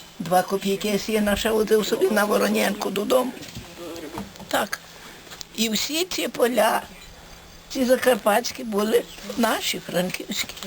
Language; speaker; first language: Ukrainian; native; Ukrainian